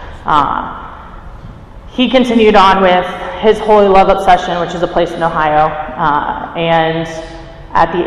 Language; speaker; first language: English; native; English